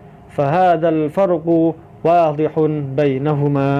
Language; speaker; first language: Arabic; non-native, fluent; Indonesian